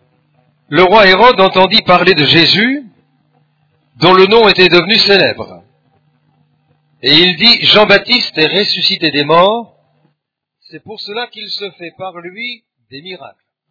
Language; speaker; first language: French; native; French